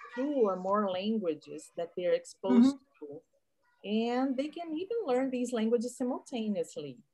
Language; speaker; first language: English; non-native, fluent; Portuguese